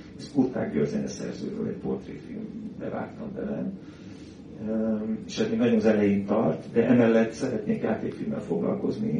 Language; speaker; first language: Hungarian; native; Hungarian